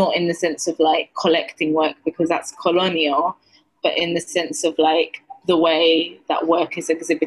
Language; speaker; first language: English; non-native, fluent; Greek